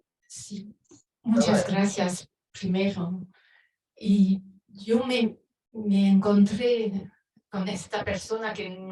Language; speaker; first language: Spanish; non-native, fluent; French